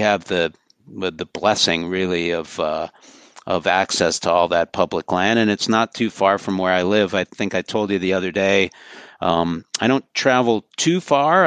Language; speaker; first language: English; native; English